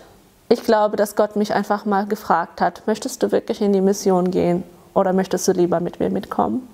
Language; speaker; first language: German; early bilingual, other home language; Tamil